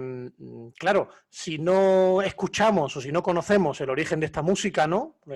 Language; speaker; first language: Spanish; native; Spanish